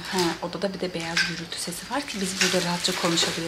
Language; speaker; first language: Turkish; native; Turkish